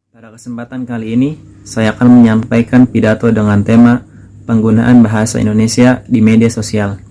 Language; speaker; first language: Indonesian; native; Indonesian